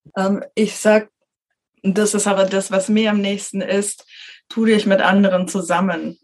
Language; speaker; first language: German; early bilingual, other home language; Russian